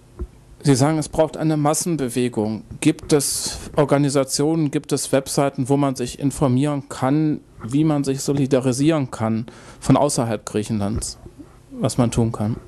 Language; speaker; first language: German; native; German